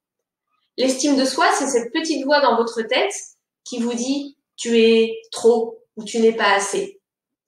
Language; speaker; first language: French; native; French